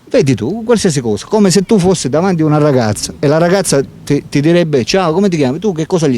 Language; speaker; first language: Italian; native; Italian